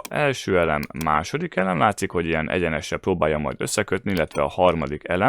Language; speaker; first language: Hungarian; native; Hungarian